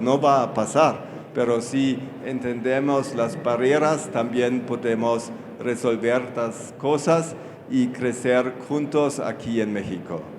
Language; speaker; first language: Spanish; non-native, fluent; German